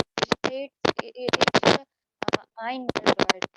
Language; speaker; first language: German; non-native, learner; Hindi